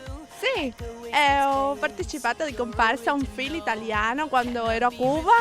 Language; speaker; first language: Italian; non-native, learner; Spanish